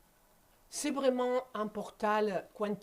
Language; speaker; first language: French; non-native, fluent; Spanish